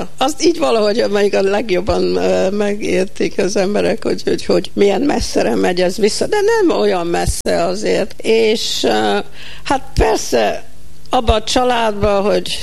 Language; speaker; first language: Hungarian; early bilingual, heritage; Hungarian